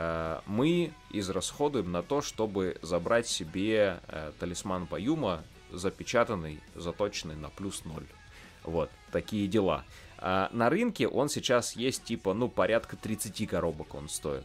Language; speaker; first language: Russian; native; Russian